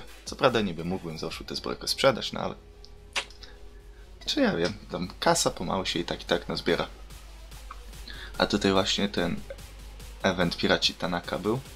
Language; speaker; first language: Polish; native; Polish